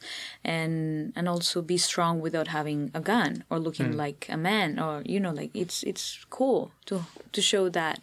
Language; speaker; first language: English; non-native, fluent; Spanish